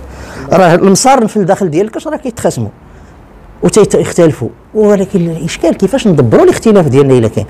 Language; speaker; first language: Arabic; native; Arabic